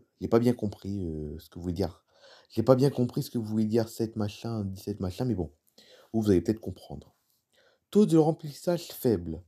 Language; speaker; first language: French; native; French